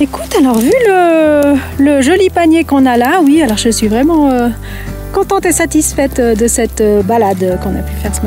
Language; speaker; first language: French; native; French